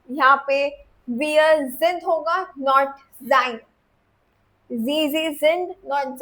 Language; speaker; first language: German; non-native, fluent; Hindi